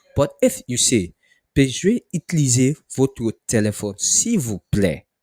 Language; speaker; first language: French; non-native, learner; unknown